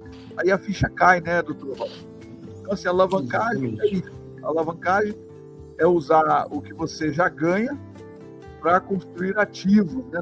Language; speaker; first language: Portuguese; native; Portuguese